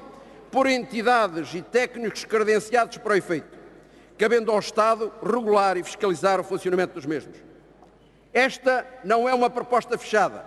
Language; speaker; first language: Portuguese; native; Portuguese